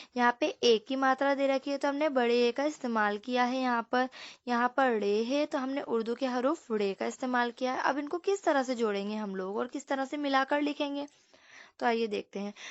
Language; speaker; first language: Hindi; native; Hindi